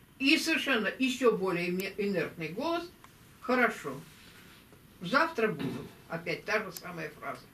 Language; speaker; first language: Russian; native; Russian